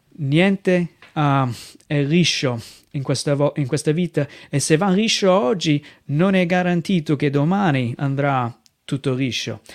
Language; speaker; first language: Italian; non-native, fluent; English